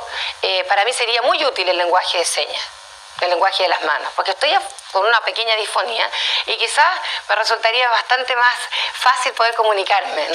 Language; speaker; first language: Spanish; native; Spanish